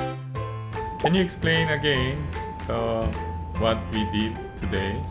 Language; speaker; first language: English; non-native, learner; Korean